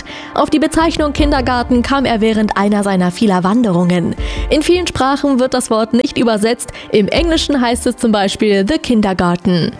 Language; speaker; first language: German; native; German